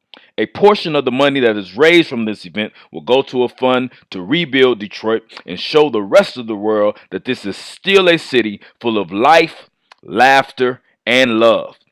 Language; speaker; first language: English; native; English